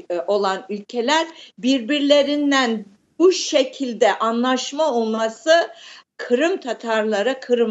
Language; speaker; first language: Turkish; early bilingual, heritage; Turkish